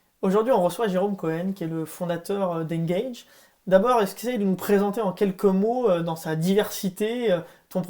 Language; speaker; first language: French; native; French